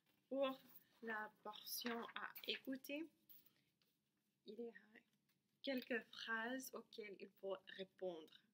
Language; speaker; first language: French; non-native, fluent; English